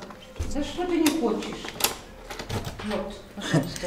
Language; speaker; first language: Russian; native; Russian